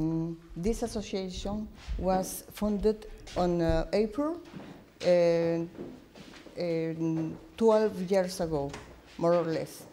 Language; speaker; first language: English; non-native, learner; Spanish